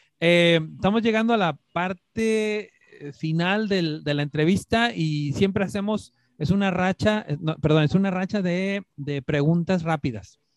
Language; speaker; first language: Spanish; native; Spanish